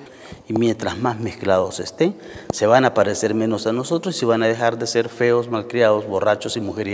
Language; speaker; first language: Spanish; native; Spanish